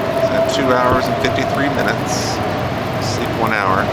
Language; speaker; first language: English; native; English